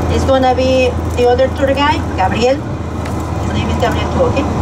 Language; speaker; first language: English; non-native, fluent; Spanish